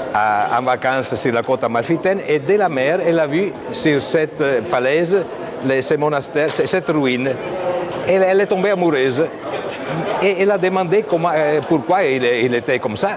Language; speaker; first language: French; non-native, fluent; Italian